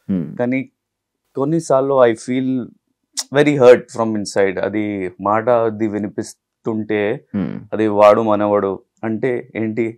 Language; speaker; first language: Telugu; non-native, local second language; Urdu